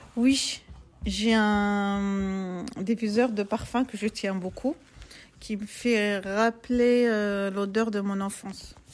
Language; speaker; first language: French; non-native, local second language; Arabic